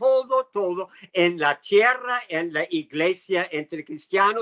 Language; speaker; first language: Spanish; non-native, fluent; English